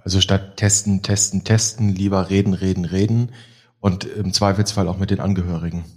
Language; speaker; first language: German; native; German